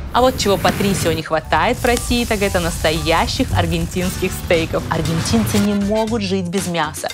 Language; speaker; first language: Russian; native; Russian